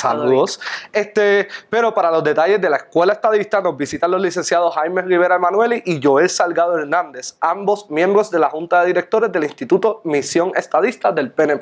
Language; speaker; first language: Spanish; native; Spanish